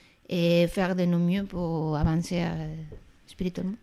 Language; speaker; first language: French; non-native, fluent; Spanish